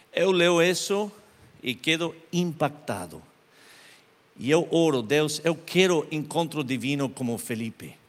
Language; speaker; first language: Portuguese; non-native, learner; Spanish